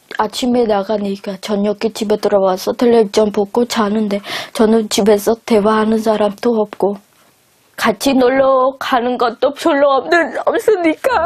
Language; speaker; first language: Korean; non-native, learner; Khmer